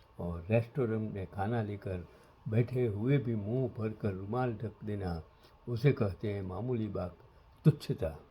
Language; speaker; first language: Hindi; non-native, local second language; Gujarati